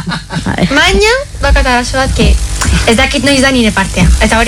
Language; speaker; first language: Basque; non-native, local second language; Spanish